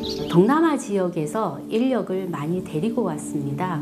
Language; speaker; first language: Korean; native; Korean